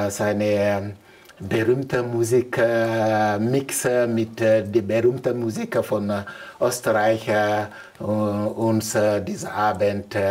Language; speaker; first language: German; non-native, learner; Mandingo